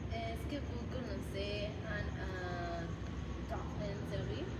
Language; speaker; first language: French; non-native, learner; Spanish